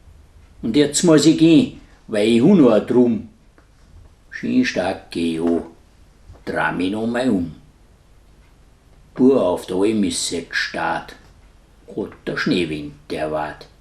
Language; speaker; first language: German; native; German